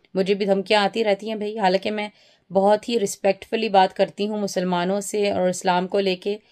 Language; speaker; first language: Urdu; early bilingual, heritage; Urdu